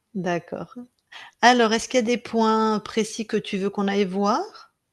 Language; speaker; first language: French; native; French